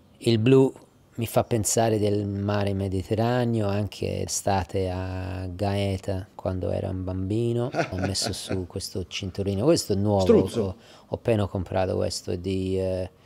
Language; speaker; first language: Italian; early bilingual, heritage; English